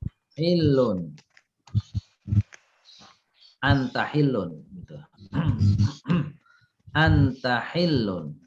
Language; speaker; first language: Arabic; non-native, fluent; Indonesian